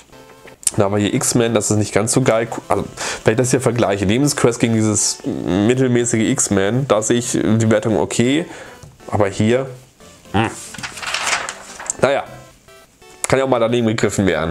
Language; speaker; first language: German; native; German